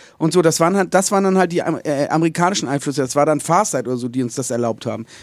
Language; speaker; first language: German; native; German